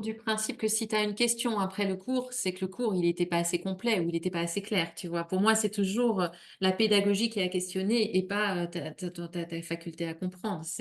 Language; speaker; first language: French; native; French